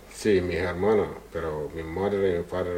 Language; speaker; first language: Spanish; non-native, learner; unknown